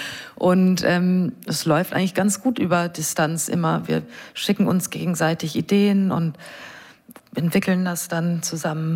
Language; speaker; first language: German; non-native, fluent; English